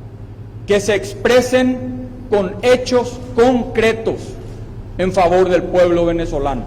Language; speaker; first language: Spanish; native; Spanish